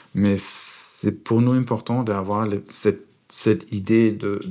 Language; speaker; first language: French; non-native, fluent; German